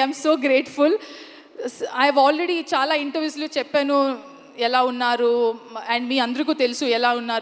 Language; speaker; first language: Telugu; non-native, learner; Kannada